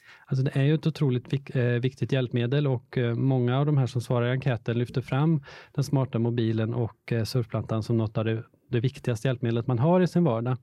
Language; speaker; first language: Swedish; native; Swedish